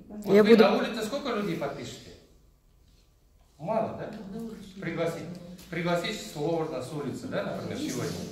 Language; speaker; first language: Russian; non-native, local second language; Kazakh